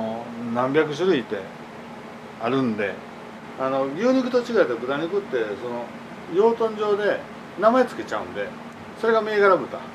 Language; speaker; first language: Japanese; native; Japanese